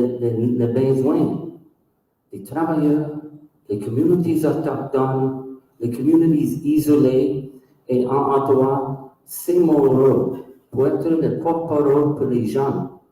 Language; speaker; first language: French; non-native, local second language; English